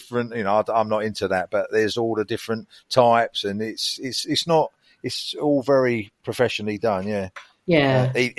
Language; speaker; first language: English; native; English